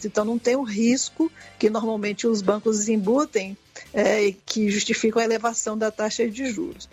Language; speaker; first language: Portuguese; native; Portuguese